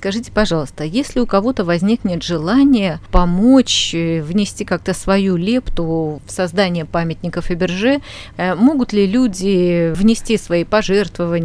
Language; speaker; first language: Russian; native; Russian